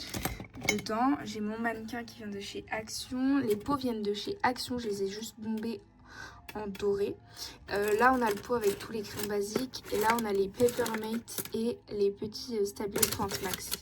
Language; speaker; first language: French; native; French